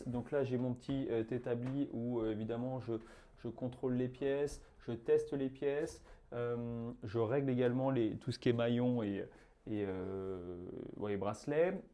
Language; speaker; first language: French; native; French